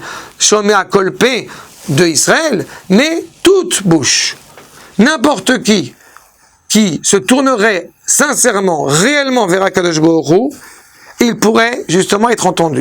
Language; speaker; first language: French; native; French